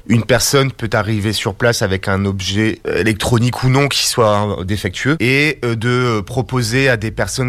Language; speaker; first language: French; native; French